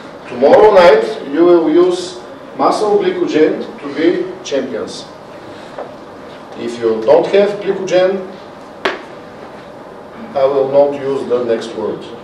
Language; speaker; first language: English; non-native, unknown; Bulgarian